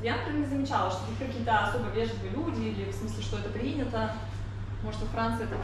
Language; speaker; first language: Russian; native; Russian